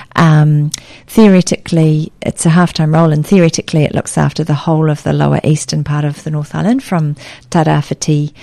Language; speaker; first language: English; native; English